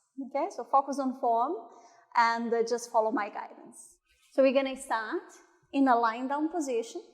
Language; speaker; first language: English; non-native, fluent; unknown